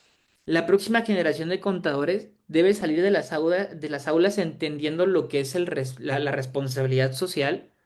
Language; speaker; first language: Spanish; native; Spanish